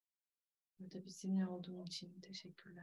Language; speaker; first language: Turkish; native; Turkish